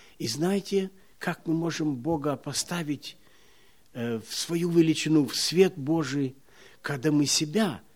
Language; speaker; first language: Russian; non-native, local second language; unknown